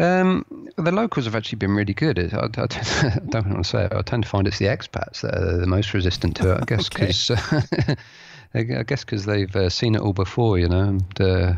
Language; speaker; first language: English; native; English